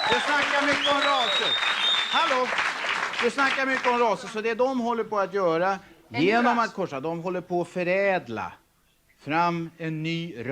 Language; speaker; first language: Swedish; native; Swedish